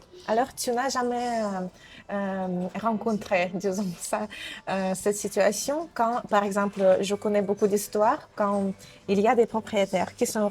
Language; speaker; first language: French; non-native, fluent; Russian